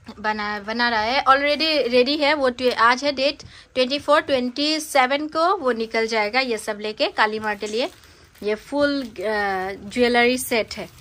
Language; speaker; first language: Hindi; non-native, local second language; Bangla